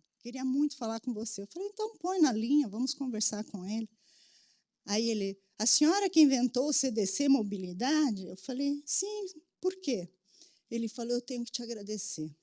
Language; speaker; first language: Portuguese; native; Portuguese